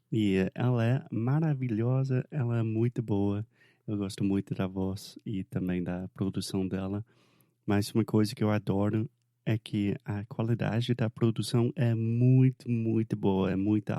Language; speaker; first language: Portuguese; non-native, fluent; English